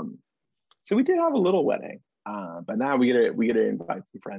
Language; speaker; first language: English; native; English